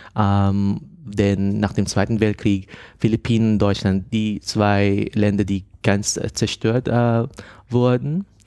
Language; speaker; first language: German; non-native, fluent; Filipino